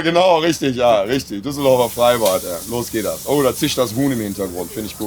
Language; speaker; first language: German; native; German